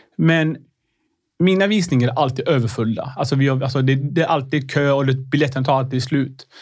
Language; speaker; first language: Swedish; early bilingual, other home language; Arabic